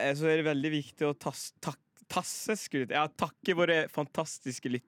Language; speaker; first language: Norwegian; early bilingual, other home language; Kinyarwanda